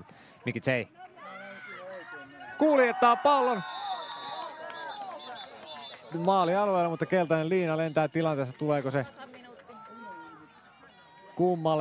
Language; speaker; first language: Finnish; native; Finnish